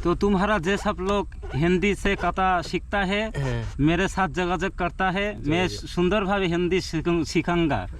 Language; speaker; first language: Hindi; non-native, learner; Bangla